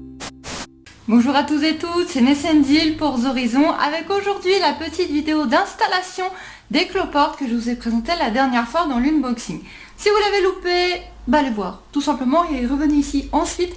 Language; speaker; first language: French; native; French